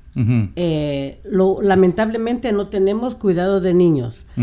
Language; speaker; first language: Spanish; native; Spanish